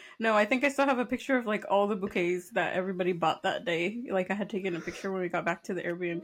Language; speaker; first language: English; early bilingual, other home language; Spanish